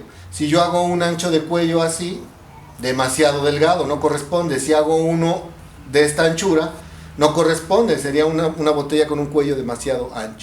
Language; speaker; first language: Spanish; native; Spanish